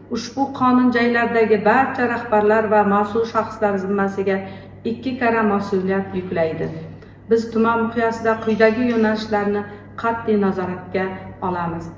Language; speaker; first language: Uzbek; non-native, local second language; Kara-Kalpak